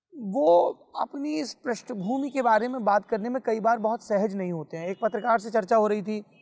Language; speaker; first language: Hindi; native; Hindi